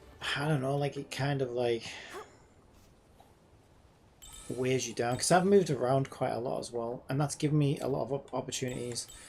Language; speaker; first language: English; native; English